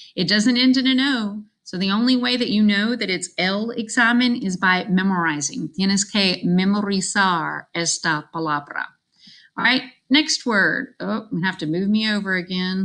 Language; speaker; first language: English; native; English